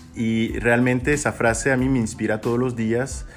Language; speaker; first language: Spanish; non-native, fluent; French